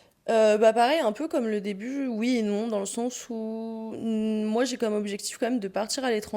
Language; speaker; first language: French; native; French